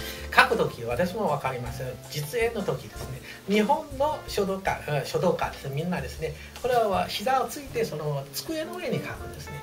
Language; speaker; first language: Japanese; non-native, fluent; Chinese